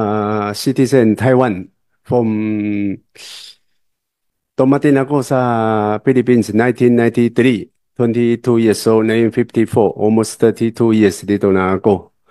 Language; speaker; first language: Filipino; non-native, learner; Chinese